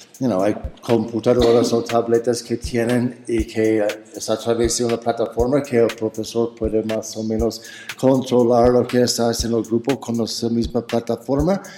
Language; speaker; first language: Spanish; non-native, fluent; English